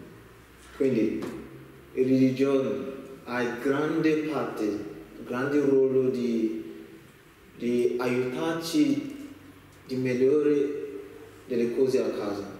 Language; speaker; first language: Italian; non-native, learner; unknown